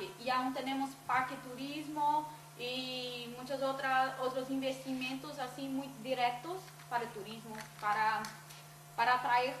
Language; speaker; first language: Spanish; non-native, fluent; Portuguese